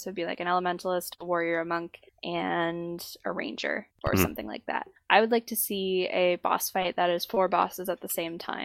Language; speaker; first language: English; native; English